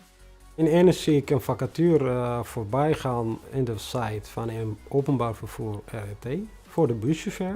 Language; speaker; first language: Dutch; non-native, fluent; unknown